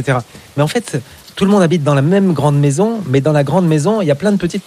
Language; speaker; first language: French; native; French